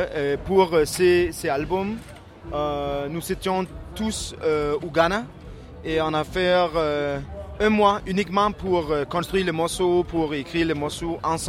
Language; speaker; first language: French; non-native, learner; Danish